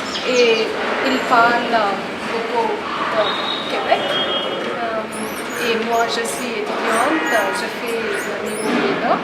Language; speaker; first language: French; non-native, fluent; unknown